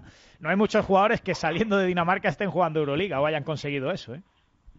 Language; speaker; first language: Spanish; native; Spanish